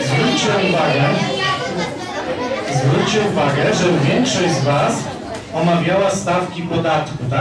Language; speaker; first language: Polish; native; Polish